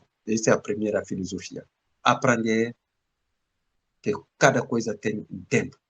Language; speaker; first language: Portuguese; non-native, learner; Bambara